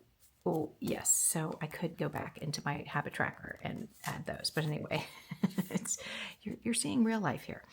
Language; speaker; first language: English; native; English